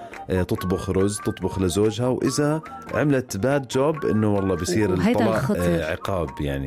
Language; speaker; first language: Arabic; native; Arabic